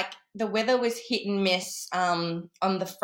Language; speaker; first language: English; native; English